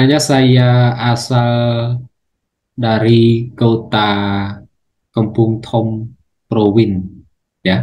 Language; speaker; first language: Indonesian; non-native, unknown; Khmer